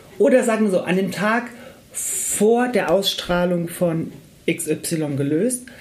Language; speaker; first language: German; native; German